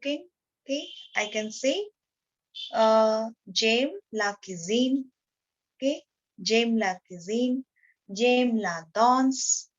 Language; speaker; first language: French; non-native, learner; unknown